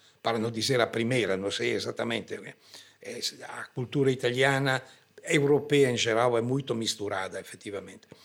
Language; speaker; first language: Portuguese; non-native, fluent; Italian